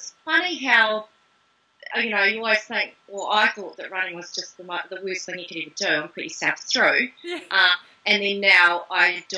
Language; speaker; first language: English; native; English